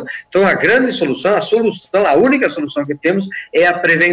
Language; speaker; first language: Portuguese; native; Portuguese